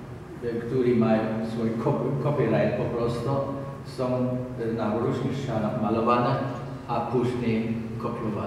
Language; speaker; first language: Polish; non-native, learner; German